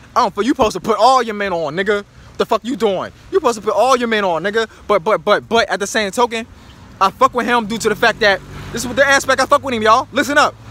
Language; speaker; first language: English; native; English